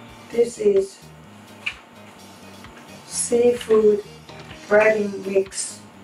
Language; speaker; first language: English; non-native, learner; Korean